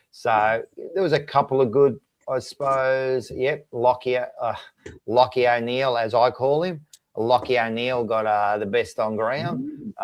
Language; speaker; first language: English; native; English